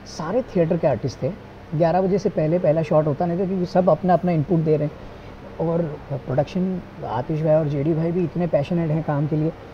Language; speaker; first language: Hindi; non-native, local second language; Gujarati